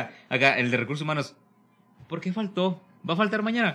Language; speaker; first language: Spanish; native; Spanish